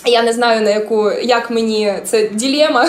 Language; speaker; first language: Czech; non-native, learner; Ukrainian